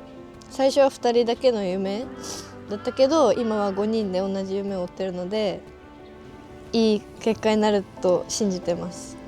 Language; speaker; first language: Japanese; native; Japanese